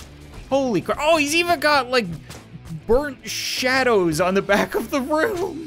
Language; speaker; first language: English; native; English